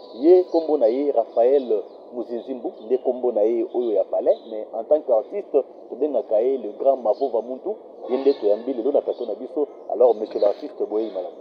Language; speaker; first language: Lingala; native; Lingala